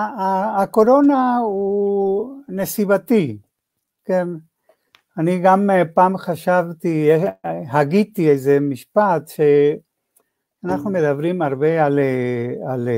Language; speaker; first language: Hebrew; non-native, fluent; Spanish